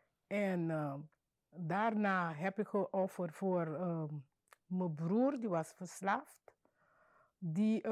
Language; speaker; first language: Dutch; non-native, local second language; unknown